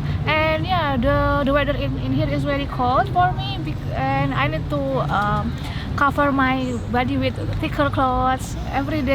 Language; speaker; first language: English; non-native, learner; Indonesian